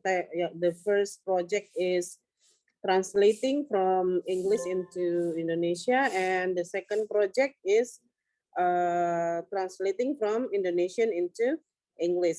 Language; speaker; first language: English; non-native, local second language; Indonesian